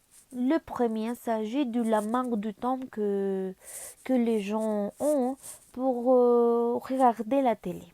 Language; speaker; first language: French; non-native, learner; Spanish